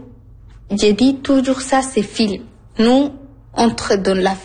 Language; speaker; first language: French; non-native, learner; Arabic